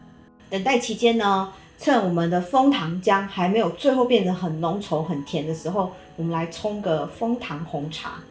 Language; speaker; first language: Chinese; native; Chinese